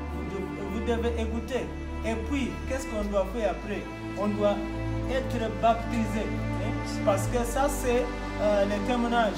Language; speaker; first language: French; non-native, learner; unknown